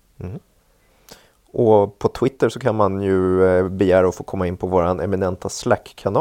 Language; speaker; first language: Swedish; native; Swedish